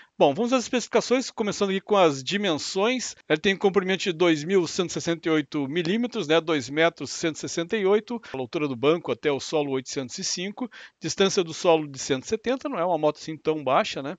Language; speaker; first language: Portuguese; native; Portuguese